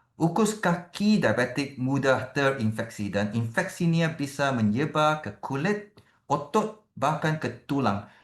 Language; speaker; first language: Malay; non-native, local second language; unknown